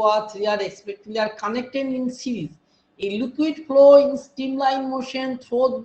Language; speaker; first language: English; non-native, local second language; Bangla